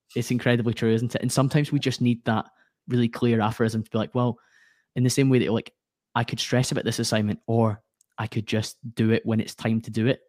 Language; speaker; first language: English; native; English